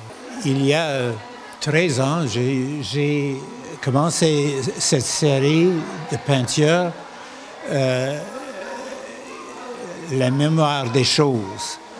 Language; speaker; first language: French; non-native, local second language; English